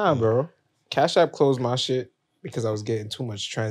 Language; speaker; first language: English; native; English